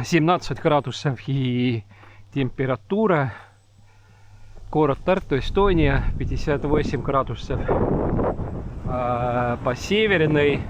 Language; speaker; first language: Russian; non-native, local second language; Estonian